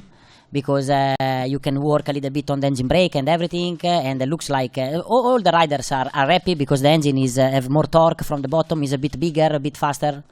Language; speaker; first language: English; non-native, fluent; Italian